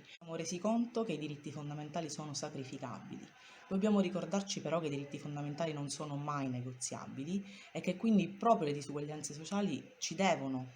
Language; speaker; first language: Italian; native; Italian